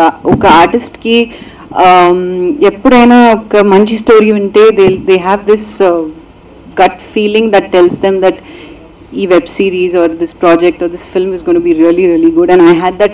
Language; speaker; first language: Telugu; non-native, local second language; English